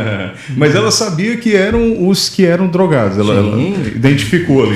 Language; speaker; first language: Portuguese; native; Portuguese